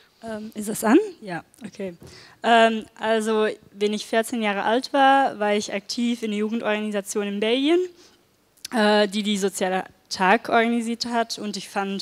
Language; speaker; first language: German; non-native, fluent; Dutch